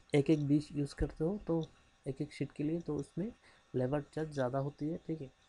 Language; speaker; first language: Hindi; non-native, local second language; Bangla